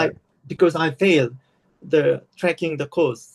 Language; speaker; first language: English; non-native, learner; Korean